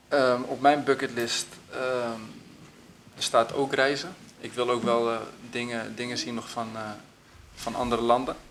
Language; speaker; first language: Dutch; native; Dutch